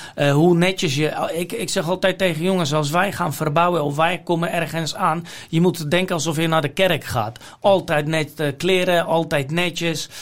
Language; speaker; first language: Dutch; non-native, fluent; Polish